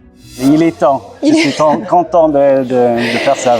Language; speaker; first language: French; non-native, fluent; English